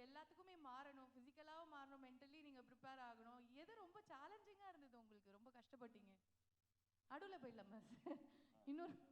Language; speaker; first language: Tamil; native; Tamil